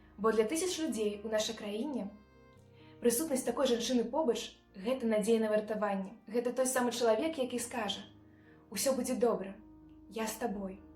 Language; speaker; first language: Belarusian; non-native, local second language; Russian